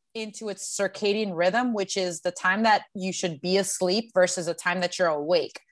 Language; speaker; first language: English; native; English